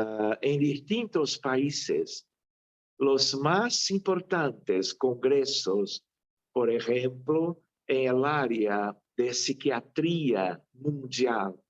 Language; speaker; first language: Spanish; non-native, fluent; Portuguese